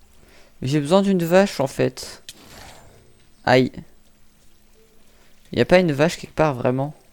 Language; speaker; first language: French; native; French